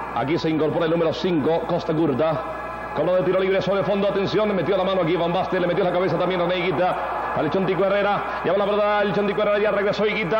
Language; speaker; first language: Spanish; native; Spanish